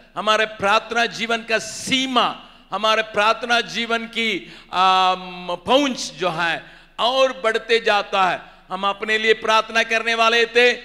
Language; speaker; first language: Hindi; non-native, local second language; Tamil